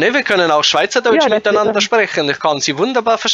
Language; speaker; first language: German; native; German